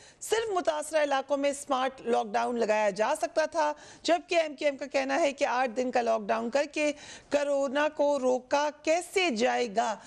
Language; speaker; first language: Urdu; native; Urdu